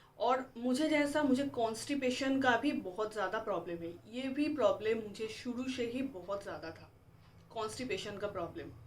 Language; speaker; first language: Hindi; non-native, local second language; Bangla